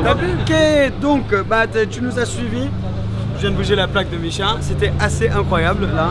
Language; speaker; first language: French; native; French